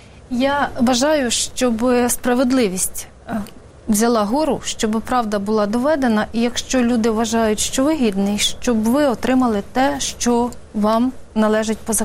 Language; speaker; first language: Ukrainian; native; Ukrainian